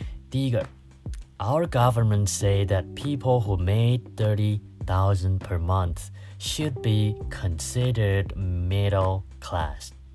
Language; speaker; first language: English; non-native, fluent; Chinese